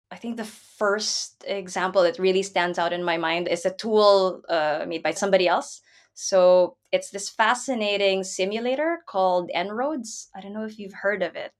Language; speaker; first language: English; non-native, local second language; Filipino